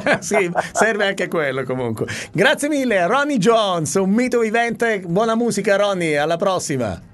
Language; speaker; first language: Italian; native; Italian